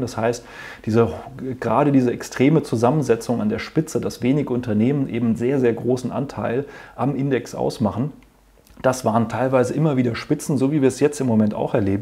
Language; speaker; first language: German; native; German